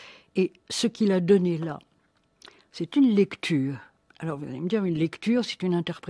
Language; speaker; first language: French; native; French